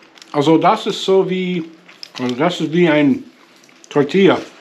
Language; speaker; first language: German; non-native, learner; English